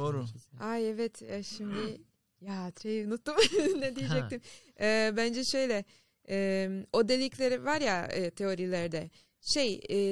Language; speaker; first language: Turkish; non-native, learner; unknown